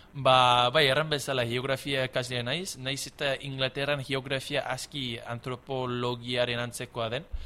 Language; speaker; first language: Basque; non-native, fluent; English